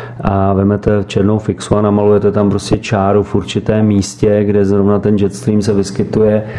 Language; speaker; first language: Czech; native; Czech